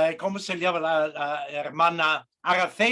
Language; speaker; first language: Spanish; non-native, fluent; English